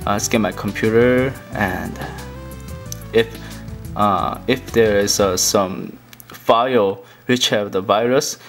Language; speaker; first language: English; non-native, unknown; Korean